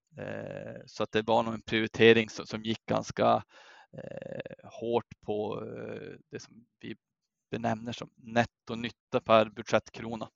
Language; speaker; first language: Swedish; native; Swedish